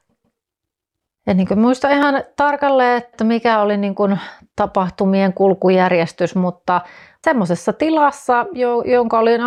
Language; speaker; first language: Finnish; native; Finnish